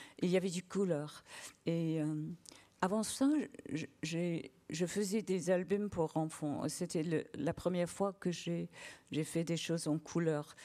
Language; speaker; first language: French; non-native, learner; English